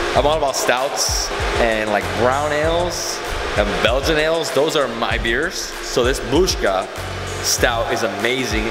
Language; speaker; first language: English; native; English